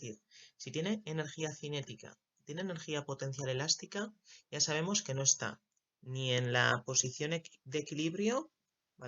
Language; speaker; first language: Spanish; native; Spanish